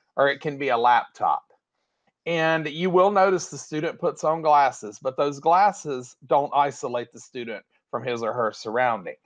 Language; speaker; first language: English; native; English